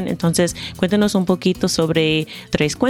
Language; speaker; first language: Spanish; non-native, fluent; English